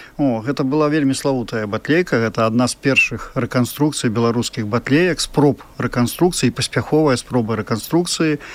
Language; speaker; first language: Belarusian; native; Belarusian